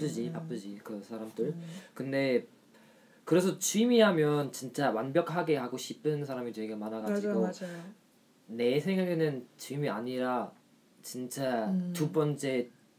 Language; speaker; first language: Korean; non-native, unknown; German